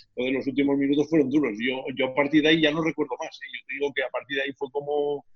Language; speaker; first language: Spanish; native; Spanish